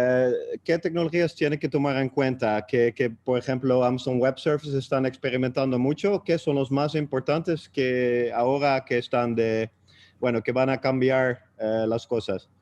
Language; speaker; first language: Spanish; non-native, fluent; Dutch